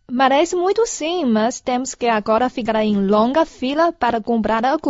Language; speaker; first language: Portuguese; non-native, fluent; Chinese